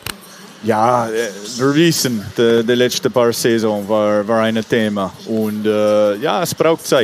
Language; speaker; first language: German; non-native, fluent; English